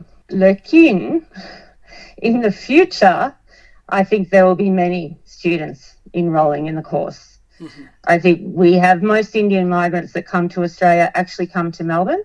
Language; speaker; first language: English; native; English